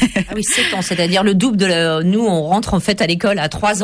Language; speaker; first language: French; native; French